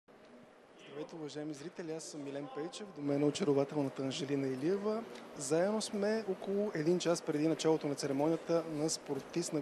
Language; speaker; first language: Bulgarian; native; Bulgarian